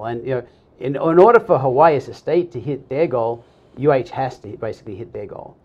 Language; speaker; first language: English; native; English